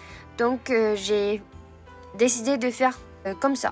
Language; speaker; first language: French; non-native, fluent; Japanese